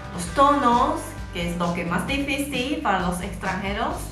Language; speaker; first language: Spanish; non-native, fluent; Chinese